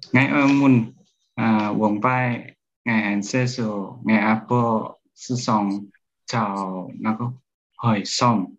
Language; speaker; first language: Cantonese; non-native, learner; Indonesian